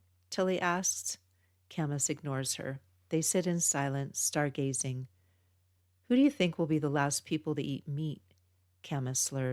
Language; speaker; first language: English; native; English